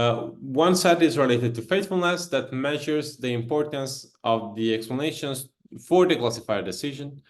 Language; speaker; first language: English; non-native, fluent; Italian